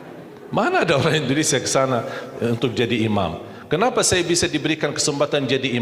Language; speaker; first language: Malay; non-native, fluent; Arabic